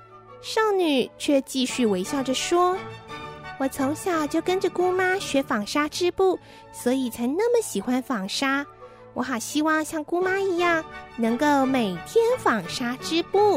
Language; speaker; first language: Chinese; native; Chinese